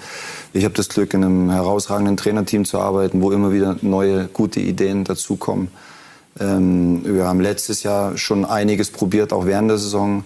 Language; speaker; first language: German; native; German